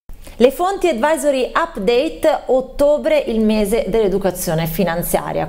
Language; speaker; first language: Italian; native; Italian